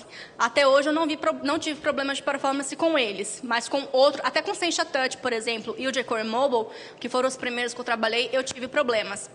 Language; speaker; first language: Portuguese; native; Portuguese